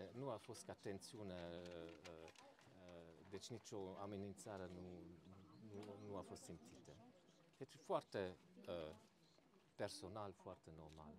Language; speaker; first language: Romanian; non-native, fluent; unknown